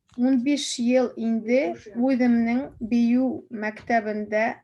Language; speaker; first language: Tatar; non-native, local second language; Russian